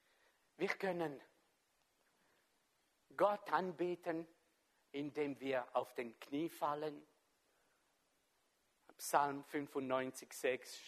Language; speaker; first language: German; non-native, fluent; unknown